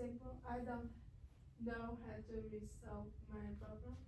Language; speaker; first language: English; non-native, learner; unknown